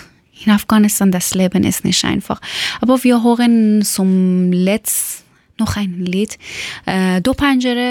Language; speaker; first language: German; non-native, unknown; Persian